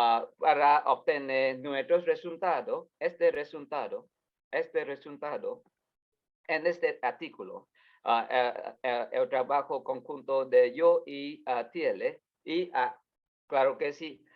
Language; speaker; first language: Spanish; non-native, learner; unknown